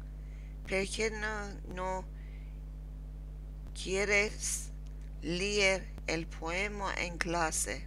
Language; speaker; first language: Spanish; non-native, learner; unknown